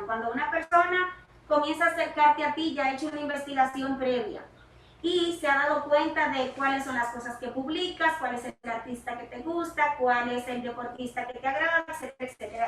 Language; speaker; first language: Spanish; native; Spanish